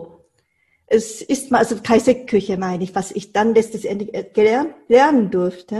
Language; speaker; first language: German; non-native, fluent; Japanese